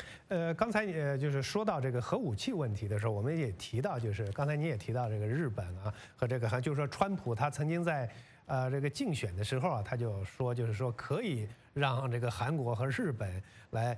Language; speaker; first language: Chinese; native; Chinese